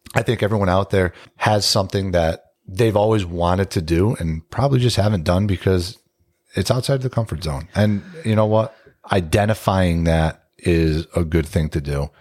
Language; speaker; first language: English; early bilingual, other home language; Italian